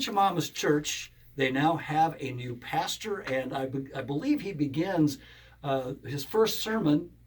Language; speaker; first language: English; native; English